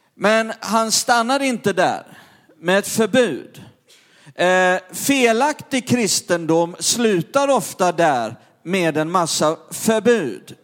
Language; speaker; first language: Swedish; native; Swedish